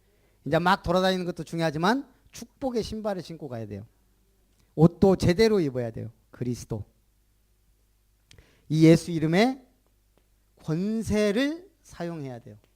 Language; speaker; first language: Korean; native; Korean